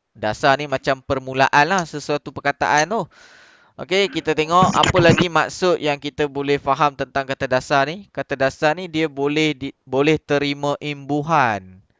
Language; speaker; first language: Malay; native; Malay